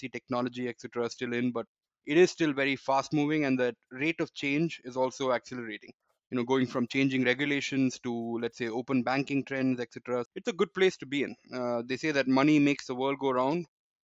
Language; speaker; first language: English; non-native, local second language; Tamil